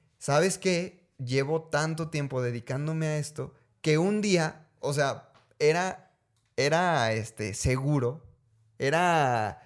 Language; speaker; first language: Spanish; native; Spanish